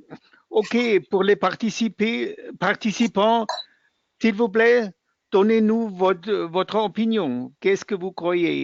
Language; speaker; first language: French; non-native, fluent; German